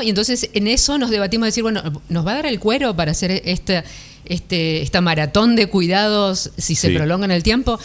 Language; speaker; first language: Spanish; native; Spanish